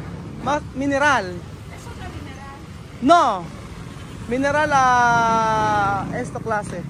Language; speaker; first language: Spanish; non-native, learner; Filipino